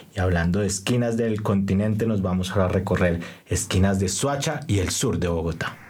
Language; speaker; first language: Spanish; native; Spanish